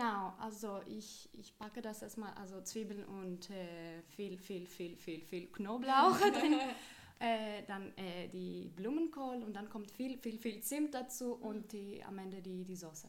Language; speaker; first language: German; non-native, fluent; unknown